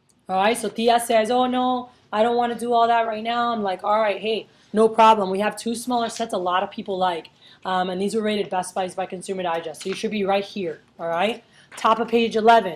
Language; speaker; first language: English; early bilingual, other home language; Spanish